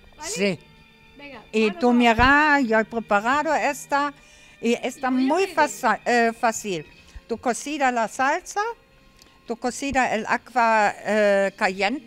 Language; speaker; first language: Spanish; non-native, learner; German